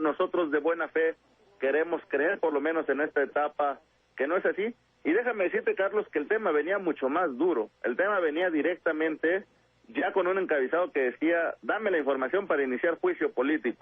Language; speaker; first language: Spanish; native; Spanish